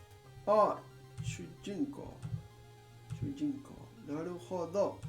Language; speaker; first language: Japanese; non-native, learner; English